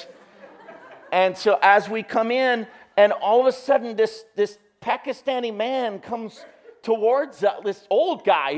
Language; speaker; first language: English; native; English